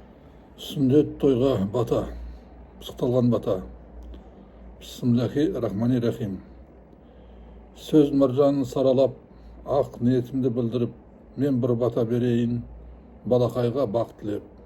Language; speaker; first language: Kazakh; native; Kazakh